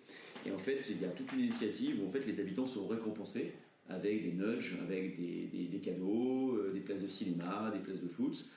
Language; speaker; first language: French; native; French